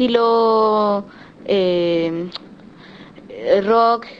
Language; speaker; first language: Spanish; non-native, fluent; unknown